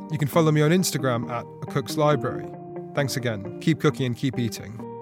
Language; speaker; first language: English; native; English